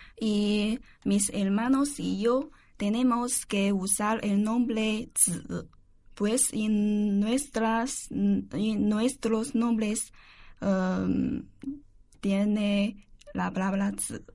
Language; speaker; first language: Spanish; non-native, learner; Chinese